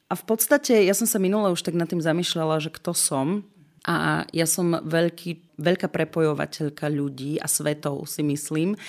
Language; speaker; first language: Slovak; native; Slovak